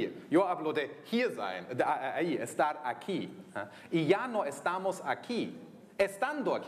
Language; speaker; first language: Spanish; non-native, fluent; German